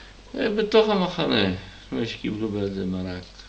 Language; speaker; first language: Hebrew; non-native, fluent; Czech